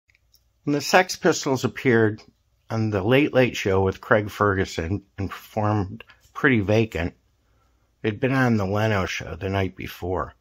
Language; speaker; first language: English; native; English